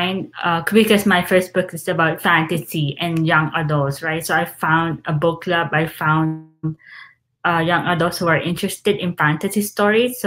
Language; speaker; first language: English; non-native, local second language; Filipino